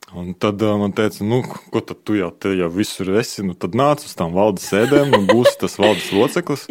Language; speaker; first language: Latvian; non-native, local second language; Russian